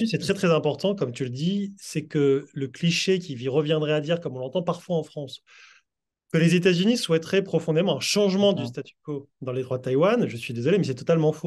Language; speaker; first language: French; native; French